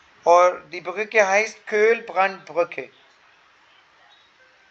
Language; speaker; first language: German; non-native, fluent; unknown